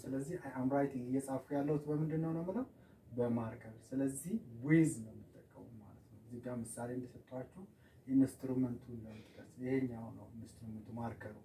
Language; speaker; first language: Amharic; native; Amharic